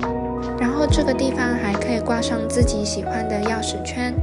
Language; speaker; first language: Chinese; native; Chinese